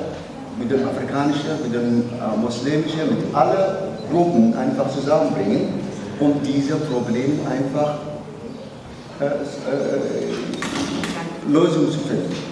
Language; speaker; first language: German; non-native, learner; Somali